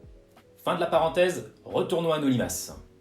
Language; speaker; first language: French; native; French